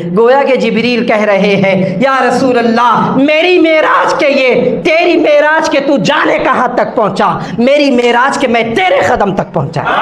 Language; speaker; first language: Urdu; native; Urdu